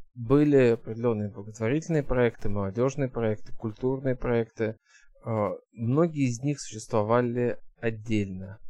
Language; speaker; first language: Russian; early bilingual, heritage; Russian